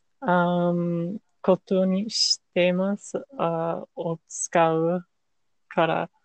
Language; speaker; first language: Japanese; non-native, learner; English